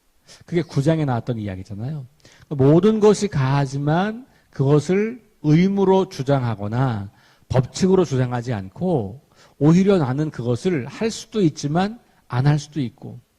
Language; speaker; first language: Korean; native; Korean